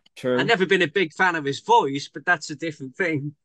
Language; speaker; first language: English; native; English